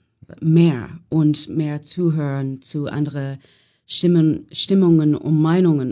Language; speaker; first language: German; non-native, learner; English